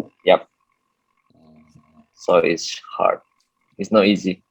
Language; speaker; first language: English; non-native, learner; Indonesian